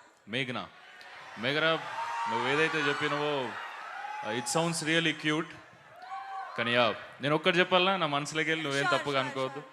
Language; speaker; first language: Telugu; native; Telugu